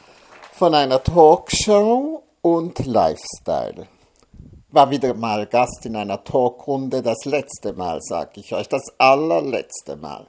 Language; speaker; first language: German; native; German